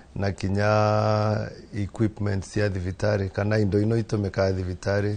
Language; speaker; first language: Kikuyu; non-native, local second language; Embu